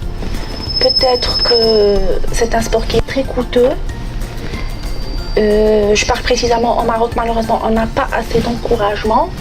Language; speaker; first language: French; non-native, local second language; Arabic